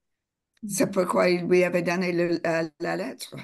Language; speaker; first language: French; non-native, fluent; English